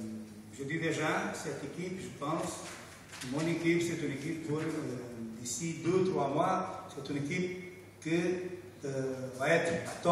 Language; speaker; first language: French; non-native, fluent; Portuguese